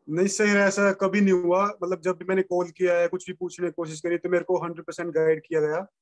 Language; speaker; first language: Hindi; native; Hindi